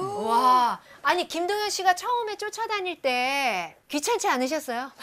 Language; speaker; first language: Korean; native; Korean